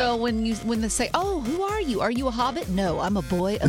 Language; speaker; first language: English; native; English